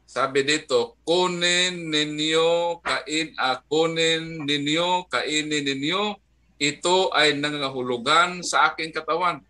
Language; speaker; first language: Filipino; non-native, local second language; Cebuano